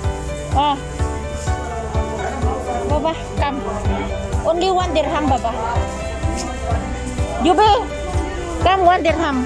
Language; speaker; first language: English; non-native, learner; Filipino